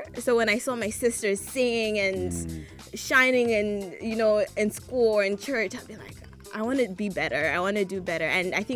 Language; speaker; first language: English; non-native, local second language; Nyanja